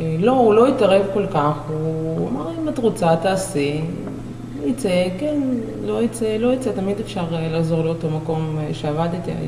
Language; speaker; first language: Hebrew; non-native, fluent; Russian